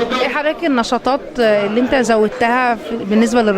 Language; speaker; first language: Arabic; native; Arabic